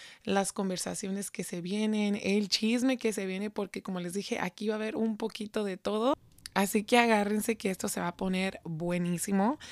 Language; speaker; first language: Spanish; early bilingual, heritage; Spanish